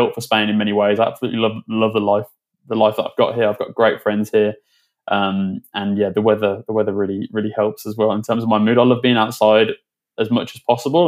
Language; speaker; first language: English; native; English